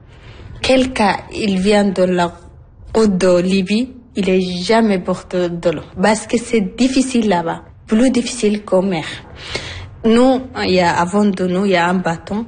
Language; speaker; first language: French; non-native, learner; Arabic